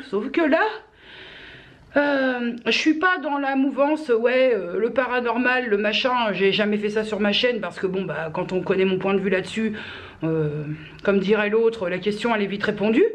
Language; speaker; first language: French; native; French